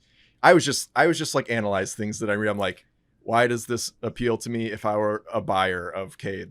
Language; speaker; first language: English; native; English